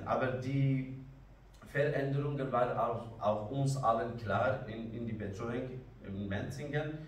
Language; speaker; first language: German; non-native, learner; Kurdish